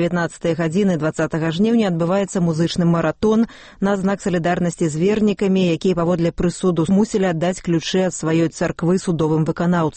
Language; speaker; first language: Belarusian; native; Belarusian